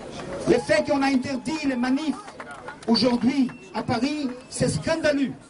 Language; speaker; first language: French; non-native, fluent; Hebrew